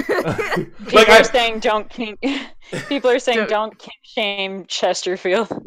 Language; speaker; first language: English; native; English